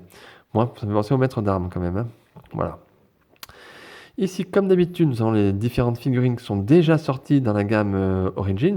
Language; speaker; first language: French; native; French